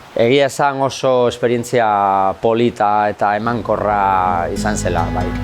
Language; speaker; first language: Basque; non-native, fluent; Galician